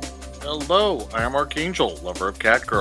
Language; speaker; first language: English; native; English